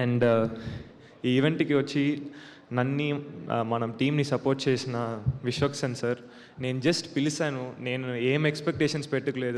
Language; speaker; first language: Telugu; non-native, learner; Tamil